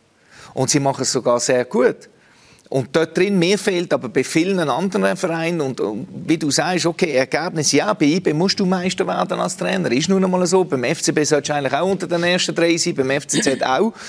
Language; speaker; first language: German; native; German